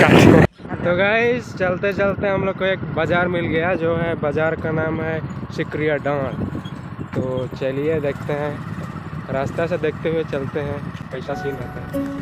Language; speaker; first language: Hindi; non-native, local second language; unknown